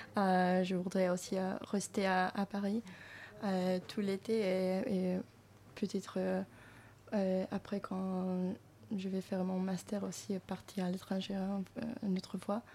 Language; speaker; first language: French; non-native, learner; Finnish